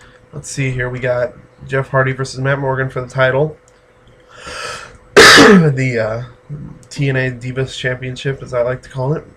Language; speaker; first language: English; native; English